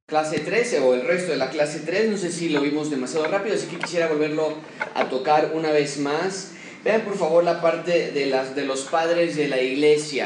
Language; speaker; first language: Spanish; native; Spanish